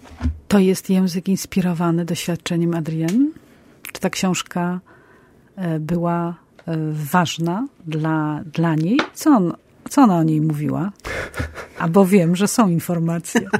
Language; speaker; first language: Polish; native; Polish